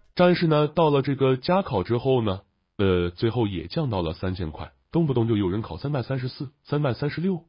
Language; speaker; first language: Chinese; native; Chinese